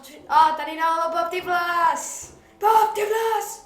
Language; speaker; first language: Welsh; non-native, local second language; English